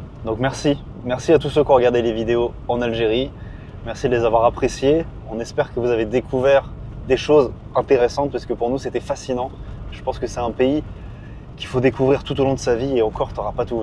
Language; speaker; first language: French; native; French